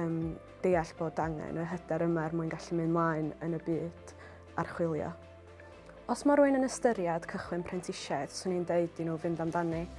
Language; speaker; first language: Welsh; native; Welsh